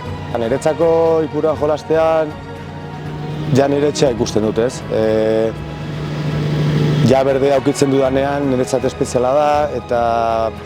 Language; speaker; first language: Basque; non-native, local second language; Spanish